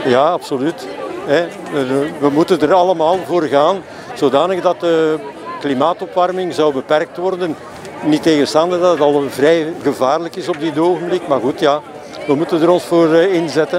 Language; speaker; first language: Dutch; native; Dutch